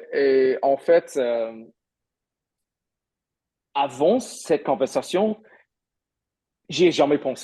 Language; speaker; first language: French; non-native, fluent; English